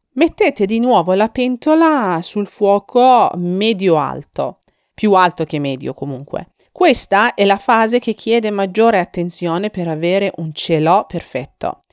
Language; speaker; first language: Italian; non-native, fluent; Persian